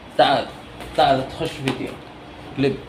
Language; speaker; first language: Arabic; non-native, learner; Bangla